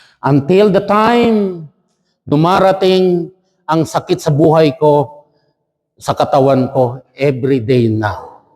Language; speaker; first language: Filipino; non-native, local second language; Chavacano